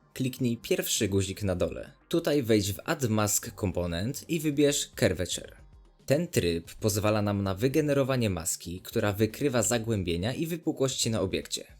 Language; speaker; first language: Polish; native; Polish